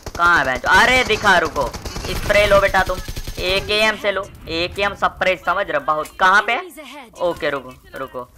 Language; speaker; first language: Hindi; native; Hindi